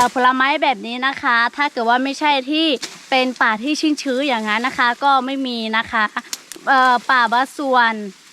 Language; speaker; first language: Thai; non-native, local second language; Lahu